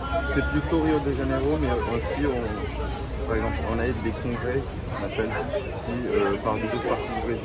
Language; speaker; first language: French; non-native, fluent; Portuguese